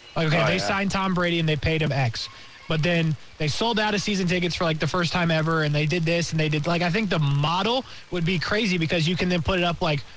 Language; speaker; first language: English; native; English